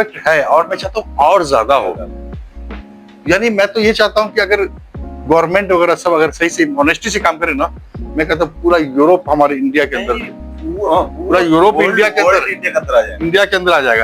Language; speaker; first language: Hindi; native; Hindi